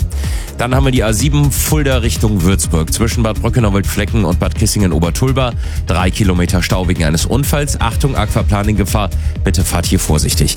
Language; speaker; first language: German; native; German